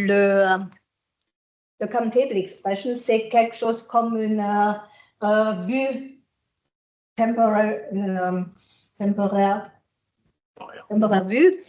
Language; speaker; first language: French; non-native, fluent; German